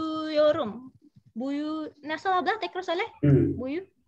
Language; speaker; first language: Turkish; non-native, learner; Indonesian